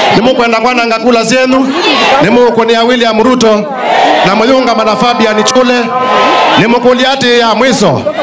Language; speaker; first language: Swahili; non-native, local second language; Kamba